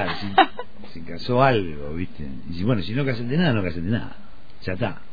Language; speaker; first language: Spanish; native; Spanish